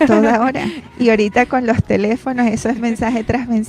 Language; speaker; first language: Spanish; native; Spanish